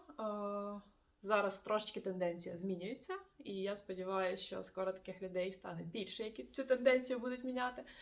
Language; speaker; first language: Ukrainian; non-native, local second language; Russian